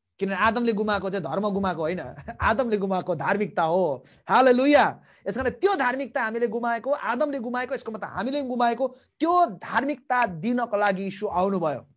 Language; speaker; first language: Nepali; native; Nepali